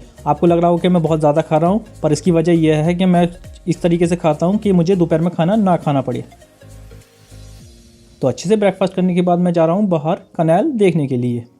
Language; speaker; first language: Hindi; native; Hindi